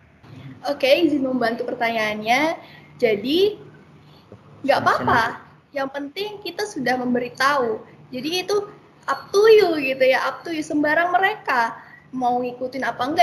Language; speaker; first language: Indonesian; native; Indonesian